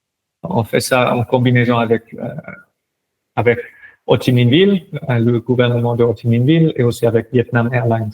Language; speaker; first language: French; non-native, local second language; German